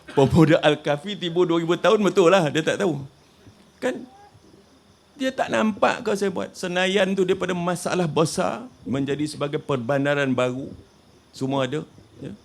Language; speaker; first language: Malay; native; Malay